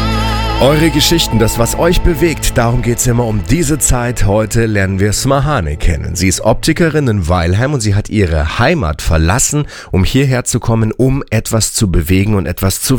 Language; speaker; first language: German; native; German